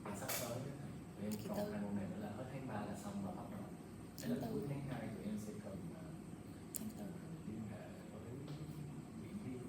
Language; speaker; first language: Vietnamese; native; Vietnamese